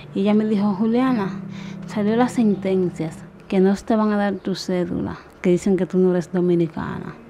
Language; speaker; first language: Spanish; native; Spanish